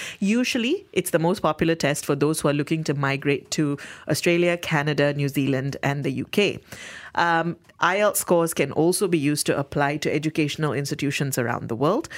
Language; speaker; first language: English; native; English